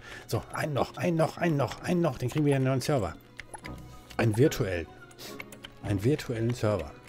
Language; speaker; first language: German; native; German